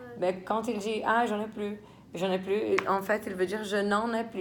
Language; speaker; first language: French; non-native, fluent; Portuguese